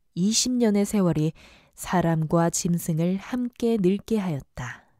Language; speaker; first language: Korean; native; Korean